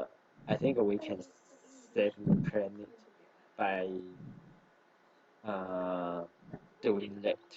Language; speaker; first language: English; non-native, learner; Chinese